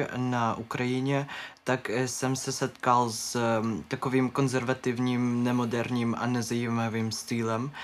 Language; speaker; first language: Czech; non-native, learner; Ukrainian